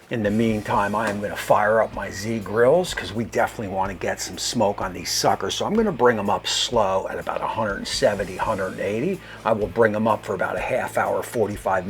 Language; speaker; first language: English; native; English